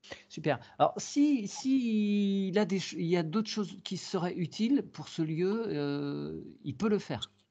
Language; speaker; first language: French; native; French